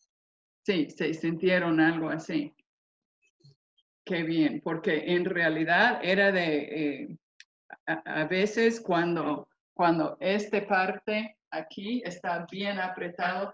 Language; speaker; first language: Spanish; non-native, fluent; English